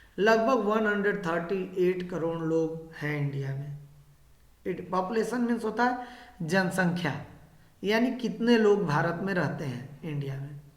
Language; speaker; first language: Hindi; native; Hindi